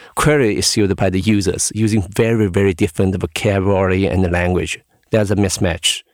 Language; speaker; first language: English; non-native, fluent; Chinese